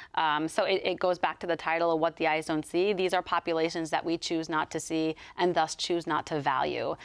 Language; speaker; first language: English; native; English